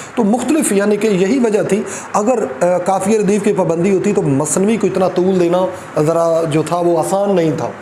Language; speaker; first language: Urdu; non-native, local second language; Punjabi